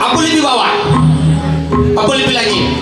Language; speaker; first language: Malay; non-native, local second language; Balinese